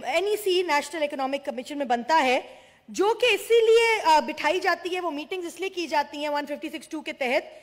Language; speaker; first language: Urdu; non-native, local second language; Sindhi